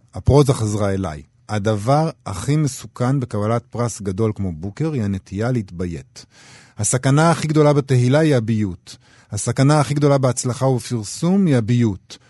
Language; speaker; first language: Hebrew; native; Hebrew